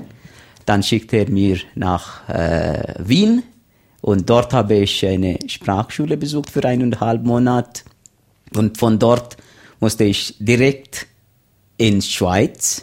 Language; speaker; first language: German; non-native, learner; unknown